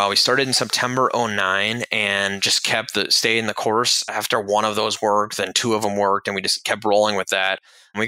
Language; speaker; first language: English; native; English